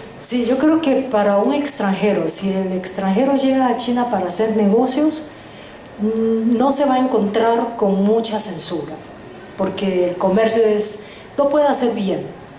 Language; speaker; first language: Spanish; early bilingual, other home language; Chinese